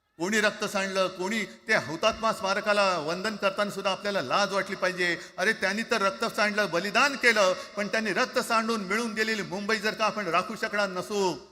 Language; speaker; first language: Marathi; native; Marathi